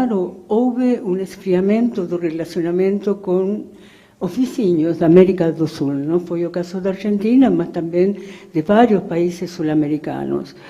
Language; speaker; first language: Portuguese; non-native, fluent; Spanish